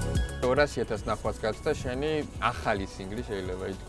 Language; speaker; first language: Georgian; native; Georgian